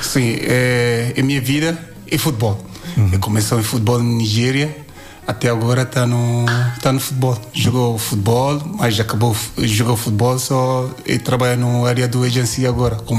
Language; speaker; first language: Portuguese; non-native, learner; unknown